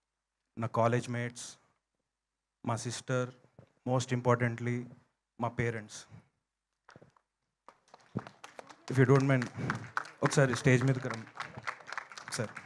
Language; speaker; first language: Telugu; native; Telugu